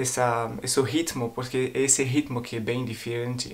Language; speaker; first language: Portuguese; non-native, fluent; French